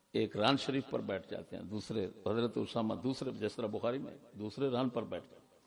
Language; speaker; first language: Urdu; non-native, local second language; Punjabi